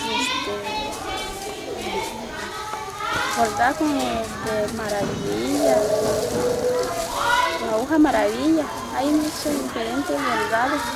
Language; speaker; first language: Spanish; non-native, local second language; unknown